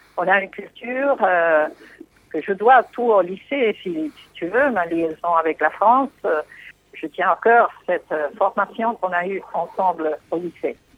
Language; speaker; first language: French; non-native, fluent; Spanish